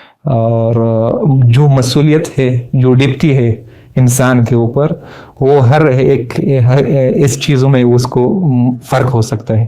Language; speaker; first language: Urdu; non-native, learner; Pashto